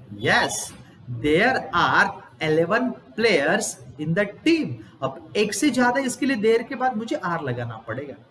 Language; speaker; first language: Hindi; non-native, local second language; Gujarati